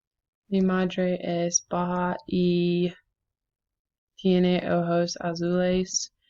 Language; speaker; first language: Spanish; non-native, learner; English